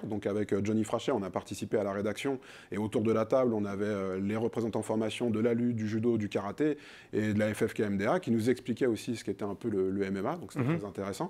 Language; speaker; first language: French; native; French